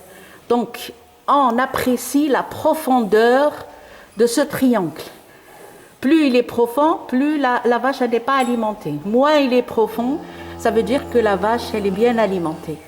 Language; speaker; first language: French; non-native, local second language; Arabic